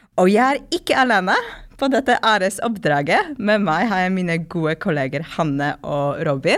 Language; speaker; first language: Norwegian; non-native, fluent; Polish